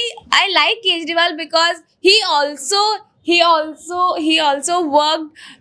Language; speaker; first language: English; non-native, learner; Hindi